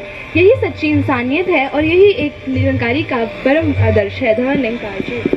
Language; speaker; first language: Hindi; native; Hindi